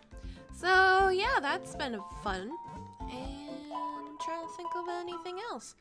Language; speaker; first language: English; native; English